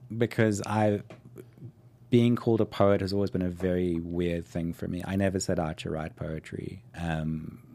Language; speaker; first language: English; native; English